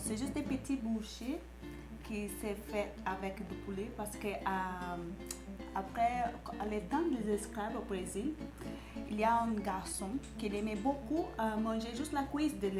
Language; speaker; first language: French; non-native, learner; Portuguese